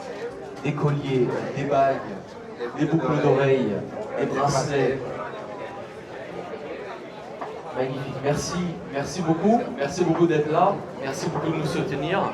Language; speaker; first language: French; native; French